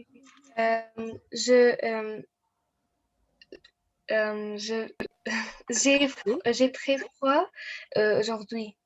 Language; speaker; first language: French; non-native, learner; Arabic